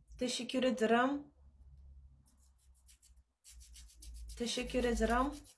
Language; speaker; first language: Turkish; non-native, learner; Russian